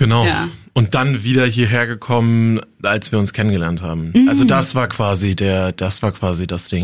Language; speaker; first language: German; native; German